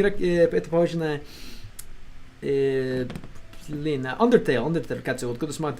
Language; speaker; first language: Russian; non-native, learner; English